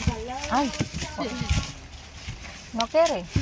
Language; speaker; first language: Spanish; non-native, learner; Filipino